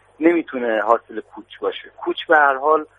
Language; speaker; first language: Persian; native; Persian